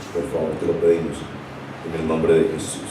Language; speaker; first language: Spanish; native; Spanish